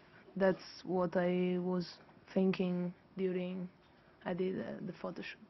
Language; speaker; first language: English; non-native, fluent; Italian